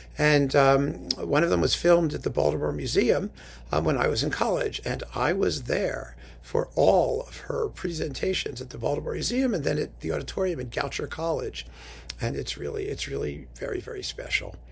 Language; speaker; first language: English; native; English